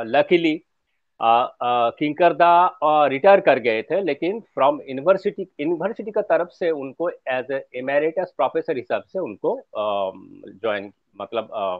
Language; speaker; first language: Hindi; non-native, local second language; Bangla